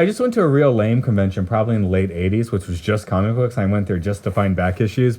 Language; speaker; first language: English; native; English